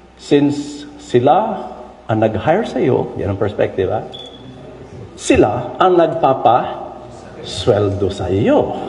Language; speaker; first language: Filipino; non-native, local second language; Iloko